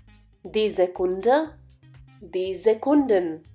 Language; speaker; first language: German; non-native, fluent; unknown